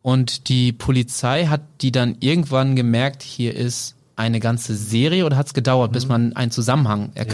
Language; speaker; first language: German; native; German